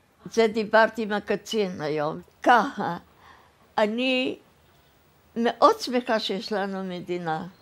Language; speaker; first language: Hebrew; early bilingual, other home language; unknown